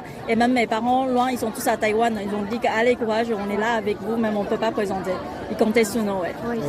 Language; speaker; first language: French; non-native, fluent; Chinese